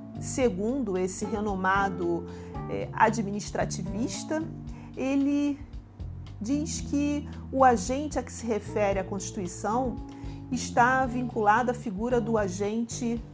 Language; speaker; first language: Portuguese; native; Portuguese